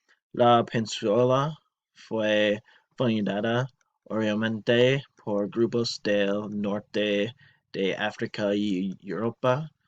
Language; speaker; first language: Spanish; non-native, learner; English